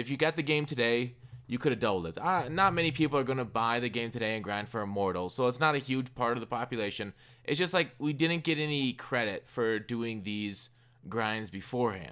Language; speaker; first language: English; native; English